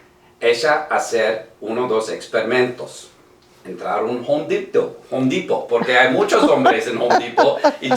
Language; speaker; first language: Spanish; non-native, learner; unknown